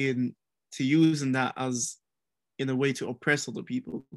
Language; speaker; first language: English; native; English